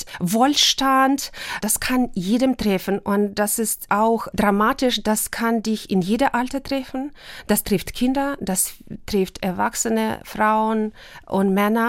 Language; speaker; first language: German; non-native, fluent; Ukrainian